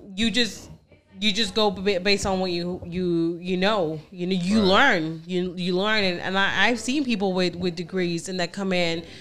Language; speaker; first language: English; early bilingual, other home language; Spanish